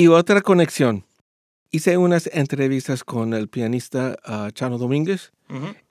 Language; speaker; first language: Spanish; early bilingual, heritage; English